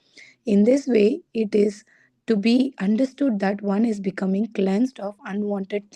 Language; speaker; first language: English; non-native, fluent; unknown